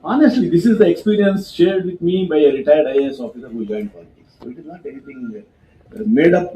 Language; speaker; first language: English; non-native, local second language; Kannada